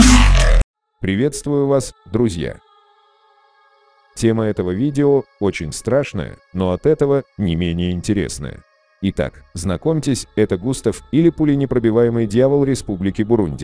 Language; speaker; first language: Russian; native; Russian